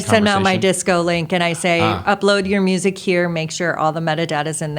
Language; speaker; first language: English; native; English